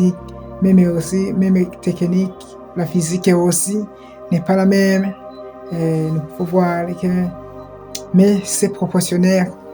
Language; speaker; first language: French; non-native, local second language; Kinyarwanda